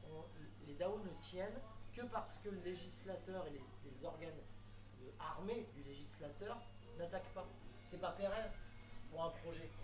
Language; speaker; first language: French; native; French